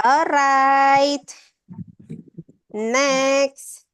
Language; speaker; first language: English; non-native, learner; Indonesian